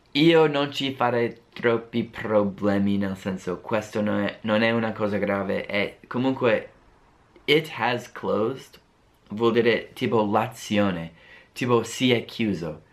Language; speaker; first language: Italian; non-native, fluent; English